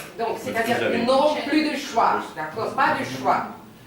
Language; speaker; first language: French; non-native, fluent; Russian